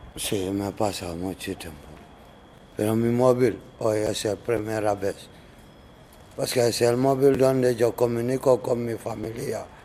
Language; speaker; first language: Spanish; non-native, learner; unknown